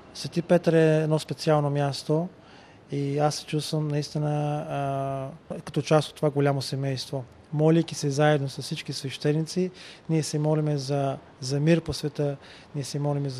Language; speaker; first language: Bulgarian; native; Bulgarian